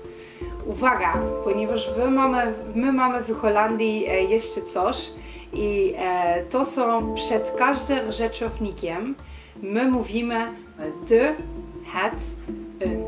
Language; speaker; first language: Polish; non-native, learner; Dutch